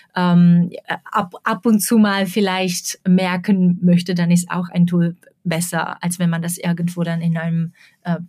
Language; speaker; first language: German; non-native, fluent; Slovak